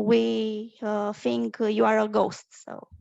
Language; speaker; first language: English; non-native, fluent; Romanian